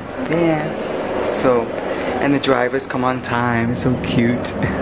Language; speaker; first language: English; early bilingual, other home language; Spanish